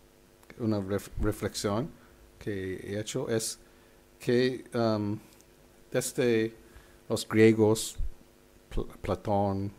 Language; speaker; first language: Spanish; non-native, fluent; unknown